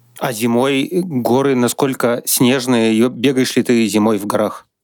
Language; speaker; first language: Russian; native; Russian